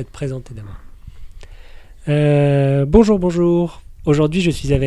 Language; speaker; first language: French; native; French